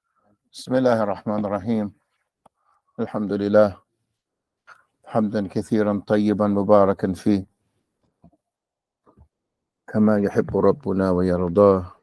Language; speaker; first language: Arabic; non-native, fluent; English